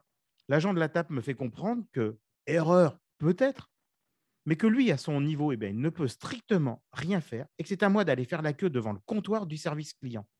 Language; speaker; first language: French; native; French